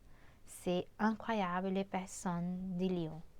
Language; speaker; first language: French; non-native, fluent; Portuguese